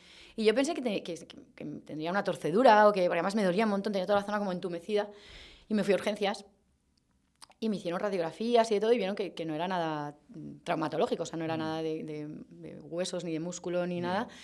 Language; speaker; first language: Spanish; native; Spanish